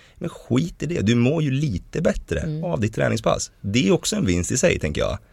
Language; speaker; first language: Swedish; native; Swedish